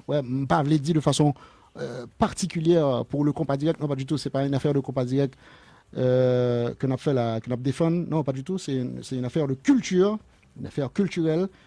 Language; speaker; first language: French; non-native, local second language; Haitian Creole